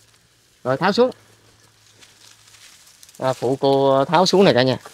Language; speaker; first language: Vietnamese; native; Vietnamese